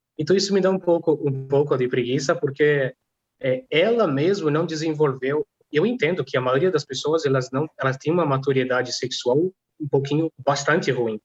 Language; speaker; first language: Portuguese; non-native, fluent; Polish